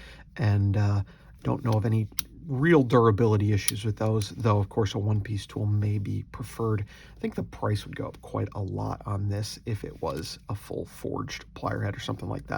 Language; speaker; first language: English; native; English